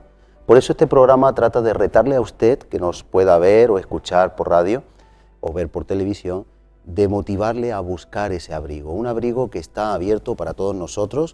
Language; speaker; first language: Spanish; native; Spanish